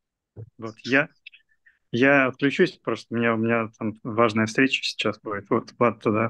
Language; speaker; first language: Russian; native; Russian